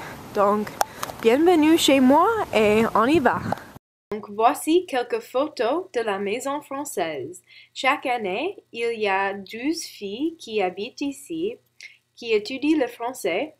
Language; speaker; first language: French; non-native, learner; English